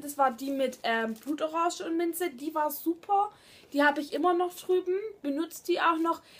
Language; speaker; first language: German; native; German